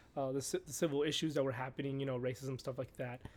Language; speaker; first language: English; early bilingual, other home language; Spanish